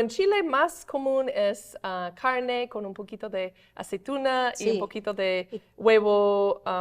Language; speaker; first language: Spanish; non-native, fluent; English